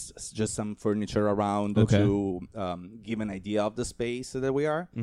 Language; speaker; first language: English; non-native, fluent; Italian